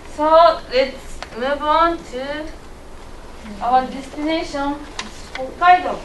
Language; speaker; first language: English; non-native, learner; Japanese